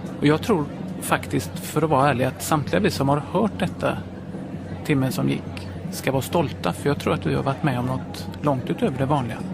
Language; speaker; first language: Swedish; native; Swedish